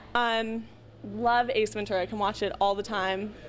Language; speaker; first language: English; native; English